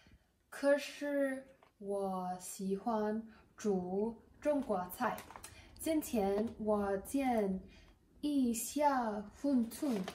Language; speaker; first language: Chinese; non-native, learner; English